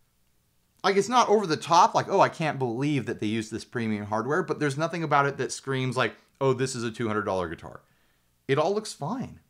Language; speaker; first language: English; native; English